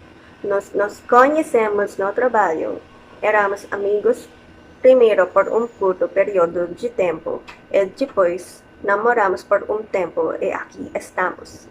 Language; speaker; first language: Portuguese; non-native, learner; Filipino